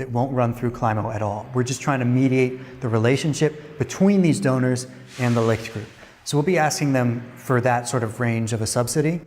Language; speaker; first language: English; native; English